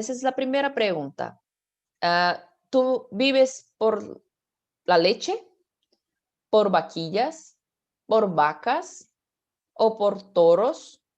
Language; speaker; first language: Spanish; non-native, fluent; Portuguese